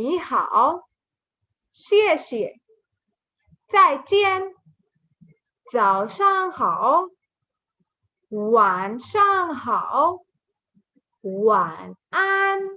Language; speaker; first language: Chinese; non-native, fluent; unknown